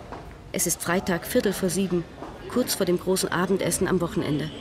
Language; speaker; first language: German; native; German